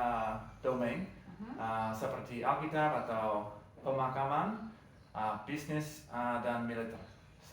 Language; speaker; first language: Indonesian; non-native, learner; English